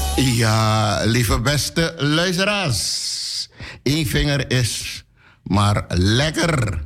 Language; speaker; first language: Dutch; native; Dutch